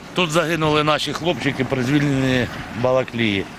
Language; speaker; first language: Ukrainian; native; Ukrainian